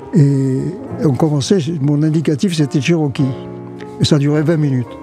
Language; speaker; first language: French; native; French